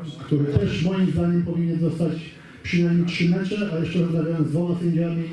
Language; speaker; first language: Polish; native; Polish